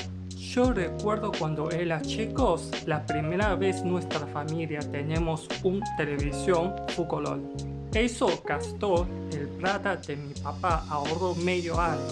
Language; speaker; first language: Spanish; non-native, learner; Chinese